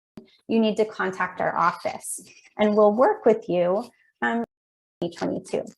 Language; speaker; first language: English; native; English